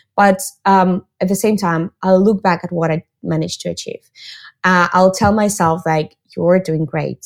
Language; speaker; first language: English; non-native, fluent; Russian